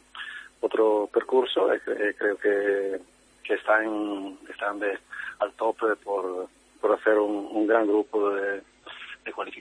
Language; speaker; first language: Spanish; non-native, fluent; Italian